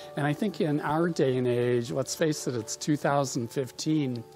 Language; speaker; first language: English; native; English